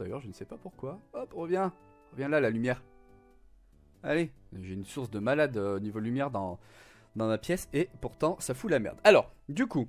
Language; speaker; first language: French; native; French